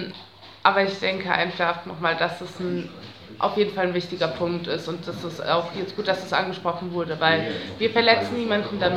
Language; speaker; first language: German; native; German